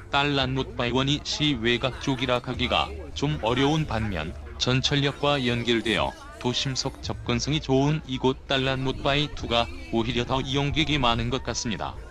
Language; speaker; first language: Korean; native; Korean